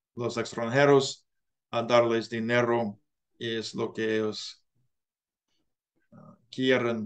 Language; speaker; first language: Spanish; non-native, learner; English